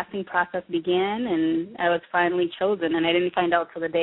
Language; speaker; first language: English; native; English